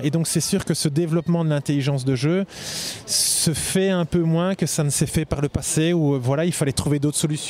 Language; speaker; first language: French; native; French